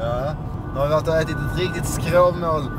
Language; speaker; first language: Swedish; native; Swedish